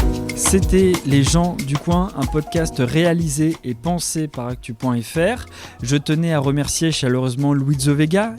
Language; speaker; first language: French; native; French